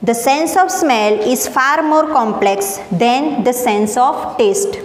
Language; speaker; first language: English; non-native, local second language; Gujarati